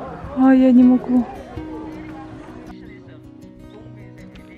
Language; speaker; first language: Russian; non-native, local second language; Kazakh